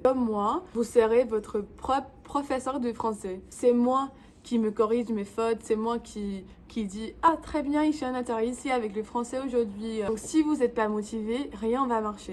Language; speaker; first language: French; non-native, fluent; English